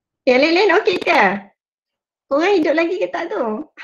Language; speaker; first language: Malay; native; Malay